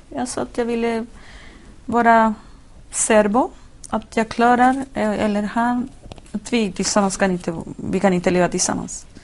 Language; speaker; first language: Swedish; non-native, fluent; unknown